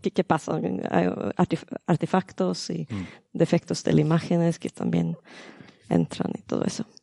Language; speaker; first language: Spanish; non-native, learner; Swedish